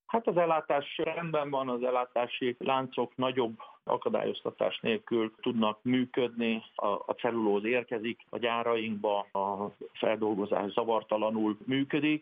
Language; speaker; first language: Hungarian; native; Hungarian